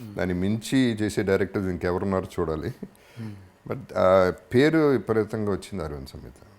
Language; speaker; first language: Telugu; native; Telugu